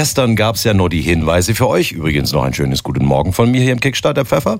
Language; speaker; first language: German; native; German